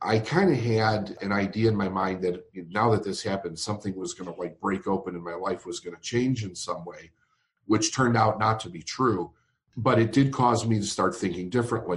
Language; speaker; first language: English; native; English